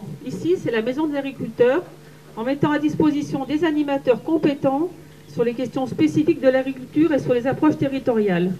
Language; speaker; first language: French; native; French